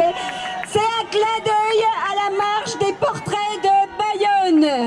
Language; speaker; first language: French; native; French